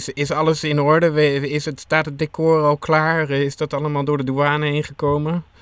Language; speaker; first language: Dutch; native; Dutch